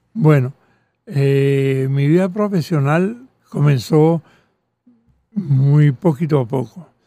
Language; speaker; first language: Spanish; early bilingual, other home language; Catalan